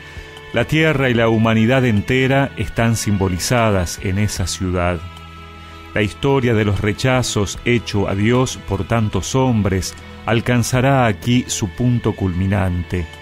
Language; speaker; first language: Spanish; native; Spanish